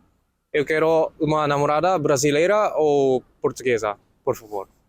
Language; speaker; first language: Portuguese; non-native, learner; Japanese